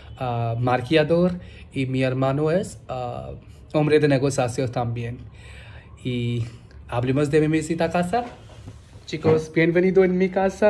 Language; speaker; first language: Spanish; non-native, learner; Hindi